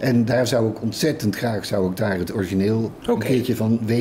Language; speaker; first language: Dutch; native; Dutch